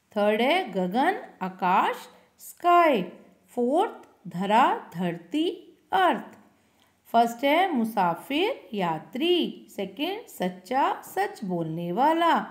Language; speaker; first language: Hindi; non-native, local second language; Kannada